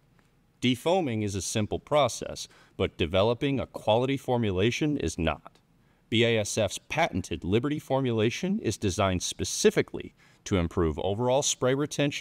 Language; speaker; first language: English; native; English